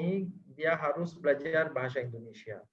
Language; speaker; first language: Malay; non-native, learner; Sinhala